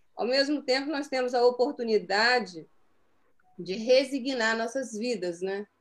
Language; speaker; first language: Portuguese; native; Portuguese